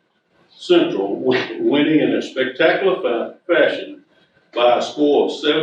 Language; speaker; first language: English; native; English